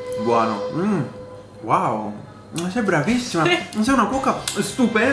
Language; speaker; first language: Italian; native; Italian